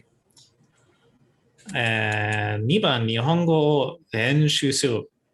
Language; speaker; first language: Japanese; non-native, fluent; English